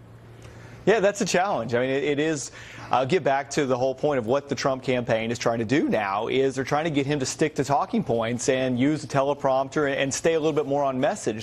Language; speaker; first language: English; native; English